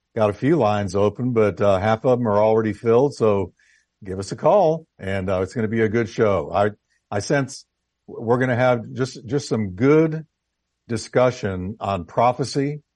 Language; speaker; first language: English; native; English